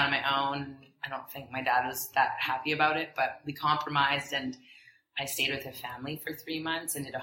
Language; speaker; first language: English; native; English